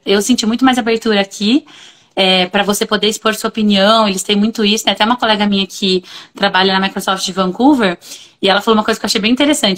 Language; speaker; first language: Portuguese; native; Portuguese